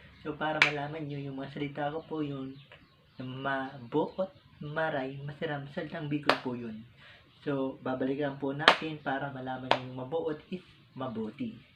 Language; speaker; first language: Filipino; non-native, local second language; Bikol